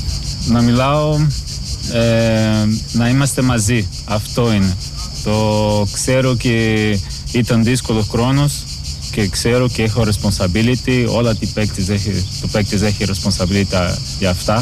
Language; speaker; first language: Greek; non-native, learner; Portuguese